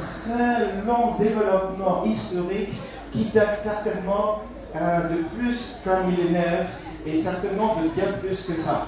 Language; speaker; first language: French; non-native, fluent; German